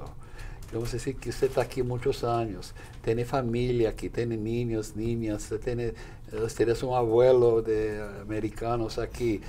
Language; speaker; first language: Spanish; non-native, fluent; Portuguese